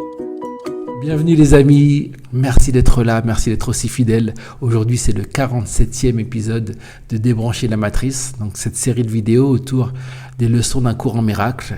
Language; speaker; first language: French; native; French